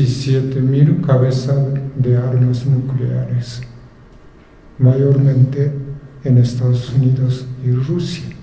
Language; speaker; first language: Spanish; non-native, fluent; Japanese